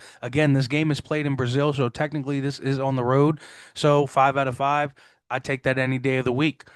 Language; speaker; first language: English; native; English